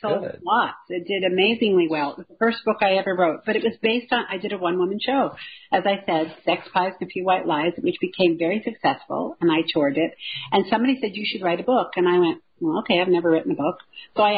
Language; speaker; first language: English; native; English